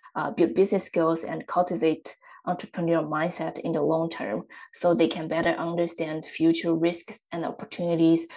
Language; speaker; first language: English; non-native, fluent; Chinese